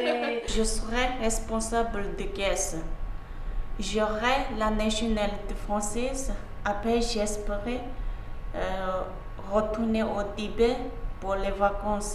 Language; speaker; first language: French; non-native, learner; Tibetan